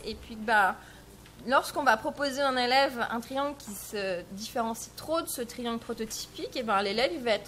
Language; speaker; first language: French; native; French